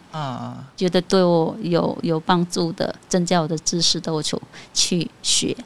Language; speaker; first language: Chinese; non-native, fluent; Khmer